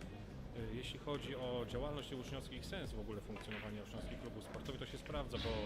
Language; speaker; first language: Polish; native; Polish